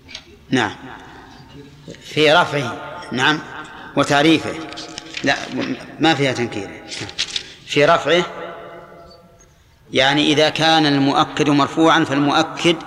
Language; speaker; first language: Arabic; native; Arabic